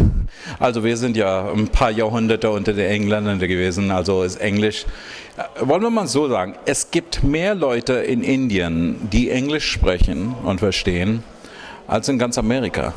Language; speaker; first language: German; non-native, fluent; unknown